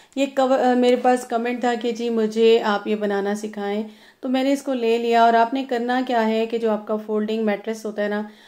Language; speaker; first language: Urdu; non-native, local second language; Punjabi